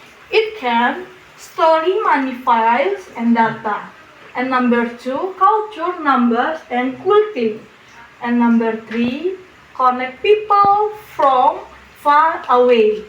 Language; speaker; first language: English; non-native, learner; Indonesian